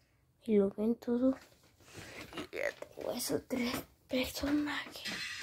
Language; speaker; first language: Spanish; early bilingual, heritage; Spanish